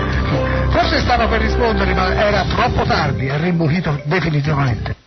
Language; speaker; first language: Italian; native; Italian